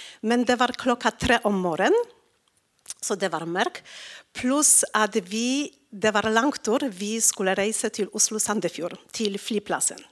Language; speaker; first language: Norwegian; non-native, learner; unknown